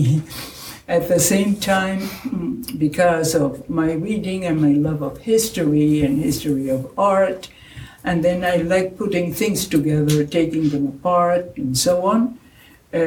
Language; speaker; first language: English; non-native, fluent; Spanish